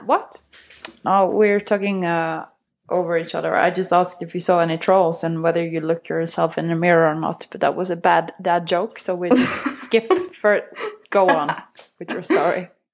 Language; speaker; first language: English; non-native, fluent; Norwegian